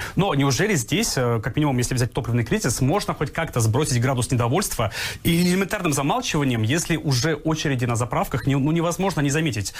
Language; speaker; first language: Russian; native; Russian